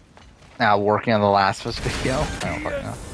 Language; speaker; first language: English; native; English